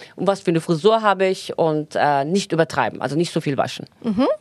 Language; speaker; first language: German; non-native, fluent; Turkish